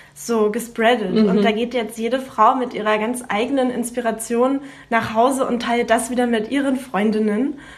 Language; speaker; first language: German; native; German